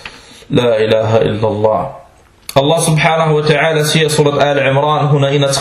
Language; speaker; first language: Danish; early bilingual, other home language; Arabic